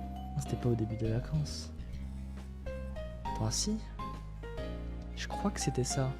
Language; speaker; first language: French; native; French